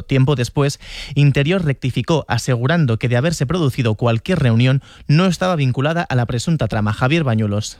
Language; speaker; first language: Spanish; native; Spanish